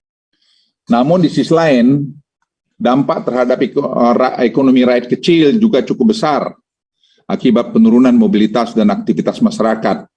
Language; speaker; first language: Indonesian; native; Indonesian